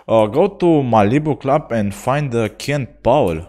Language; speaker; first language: English; non-native, learner; Romanian